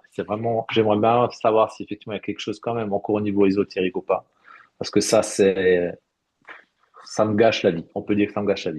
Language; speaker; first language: French; native; French